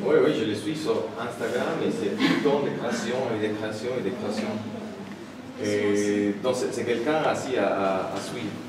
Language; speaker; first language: French; non-native, fluent; Spanish